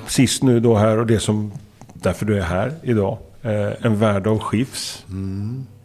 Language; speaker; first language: Swedish; native; Swedish